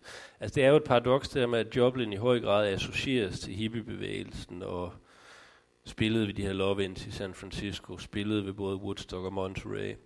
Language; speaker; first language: Danish; native; Danish